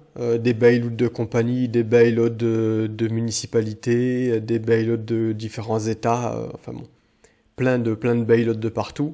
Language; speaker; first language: French; native; French